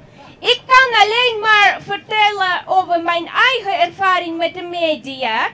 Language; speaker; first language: Dutch; non-native, fluent; Russian